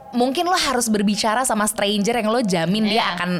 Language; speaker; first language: Indonesian; non-native, fluent; German